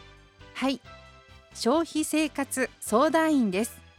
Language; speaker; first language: Japanese; native; Japanese